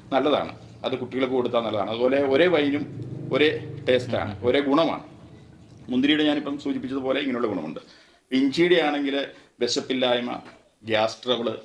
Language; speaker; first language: Malayalam; native; Malayalam